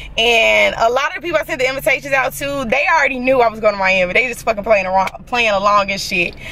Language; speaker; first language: English; native; English